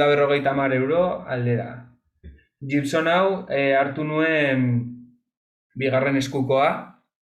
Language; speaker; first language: Basque; non-native, local second language; Spanish